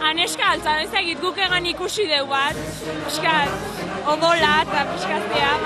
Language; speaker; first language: Basque; native; Basque